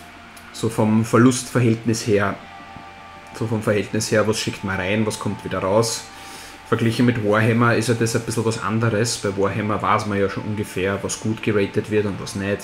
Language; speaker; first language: German; native; German